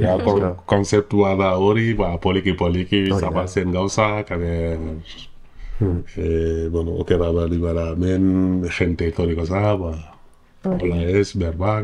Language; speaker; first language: Basque; non-native, learner; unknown